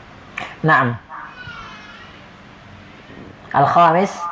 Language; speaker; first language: Arabic; non-native, fluent; Indonesian